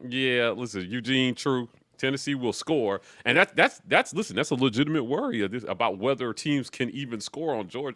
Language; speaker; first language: English; native; English